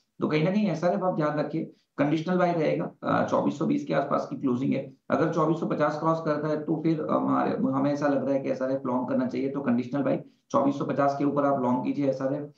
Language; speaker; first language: Hindi; native; Hindi